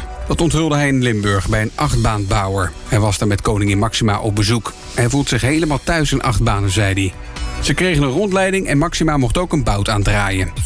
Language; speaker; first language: Dutch; native; Dutch